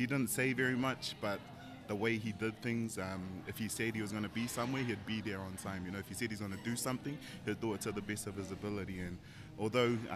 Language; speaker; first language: English; early bilingual, other home language; Tongan